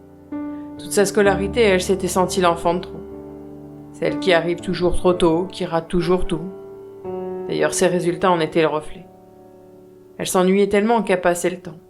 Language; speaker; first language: French; native; French